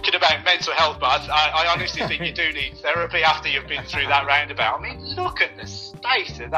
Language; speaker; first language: English; native; English